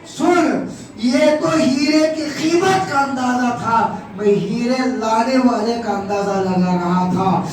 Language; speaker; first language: Urdu; native; Urdu